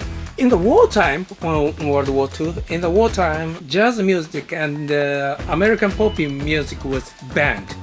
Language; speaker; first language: English; non-native, fluent; Japanese